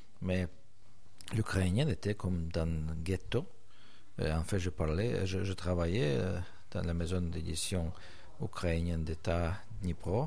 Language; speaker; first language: French; non-native, fluent; Russian